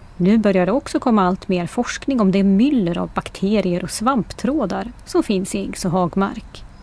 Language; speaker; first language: Swedish; native; Swedish